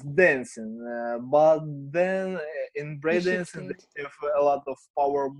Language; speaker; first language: English; non-native, learner; Ukrainian